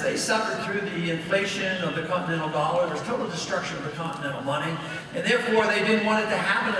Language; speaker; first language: English; native; English